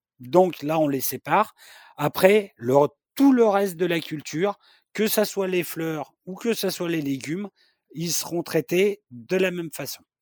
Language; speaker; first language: French; native; French